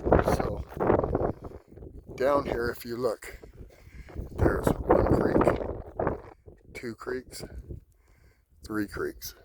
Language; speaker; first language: English; native; English